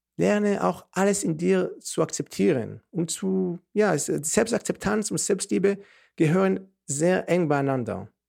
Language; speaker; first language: German; non-native, fluent; Hebrew